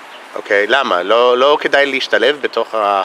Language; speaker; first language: Hebrew; non-native, fluent; English